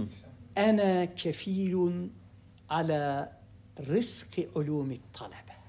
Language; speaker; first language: Arabic; non-native, learner; Turkish